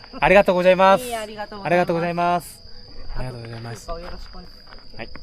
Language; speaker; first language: Japanese; non-native, learner; Thai